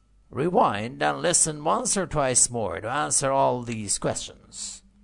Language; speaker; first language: English; non-native, fluent; Persian